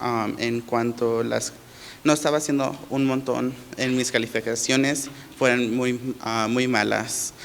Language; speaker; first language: Spanish; early bilingual, heritage; Spanish